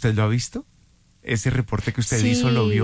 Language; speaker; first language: Spanish; native; Spanish